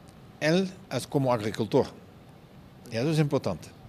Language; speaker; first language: Spanish; non-native, fluent; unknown